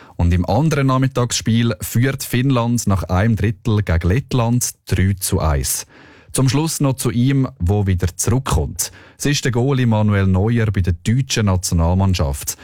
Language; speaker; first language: German; native; German